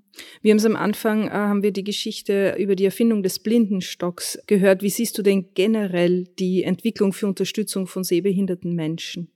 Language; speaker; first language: German; native; German